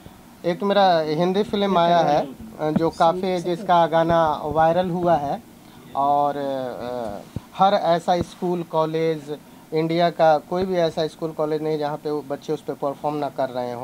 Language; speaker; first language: Hindi; native; Hindi